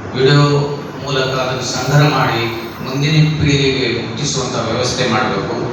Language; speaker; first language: Kannada; non-native, local second language; Konkani